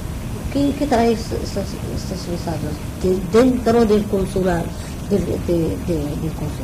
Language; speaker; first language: Spanish; non-native, learner; Arabic